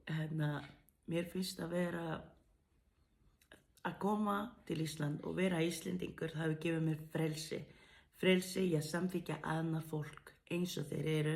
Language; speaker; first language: Icelandic; non-native, fluent; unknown